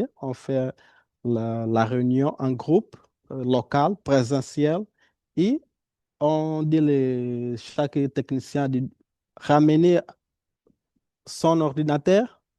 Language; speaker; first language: French; non-native, fluent; Portuguese